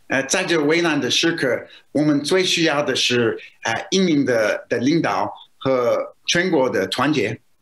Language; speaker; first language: Chinese; non-native, fluent; English